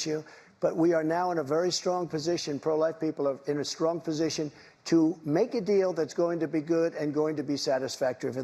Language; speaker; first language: English; native; English